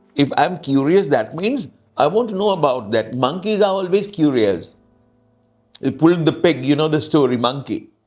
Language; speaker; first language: English; non-native, local second language; Sinhala